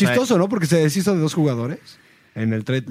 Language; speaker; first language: Spanish; native; Spanish